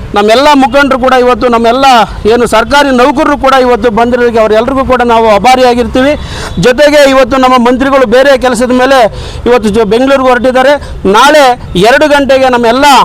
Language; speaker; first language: Kannada; native; Kannada